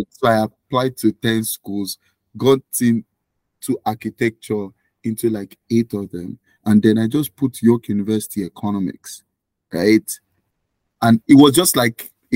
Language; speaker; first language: English; non-native, local second language; Yoruba